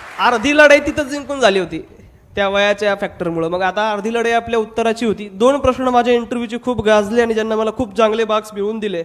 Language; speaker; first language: Marathi; non-native, local second language; Hindi